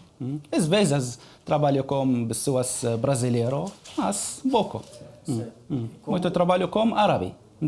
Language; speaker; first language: Portuguese; non-native, learner; Arabic